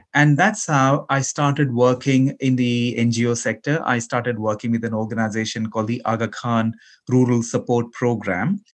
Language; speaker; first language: English; non-native, local second language; Malayalam